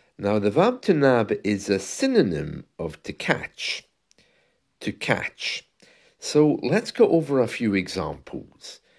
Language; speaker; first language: English; native; English